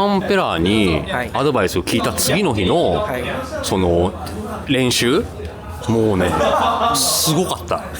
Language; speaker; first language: Japanese; native; Japanese